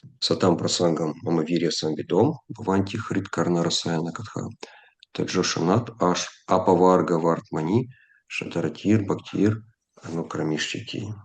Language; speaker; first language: Ukrainian; non-native, local second language; Russian